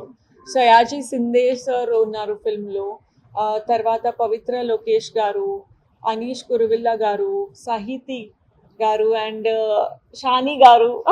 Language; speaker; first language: Telugu; non-native, local second language; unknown